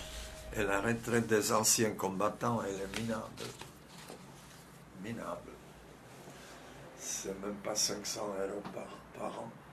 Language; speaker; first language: French; non-native, fluent; Czech